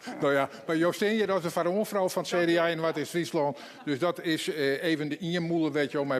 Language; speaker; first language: Dutch; non-native, local second language; Western Frisian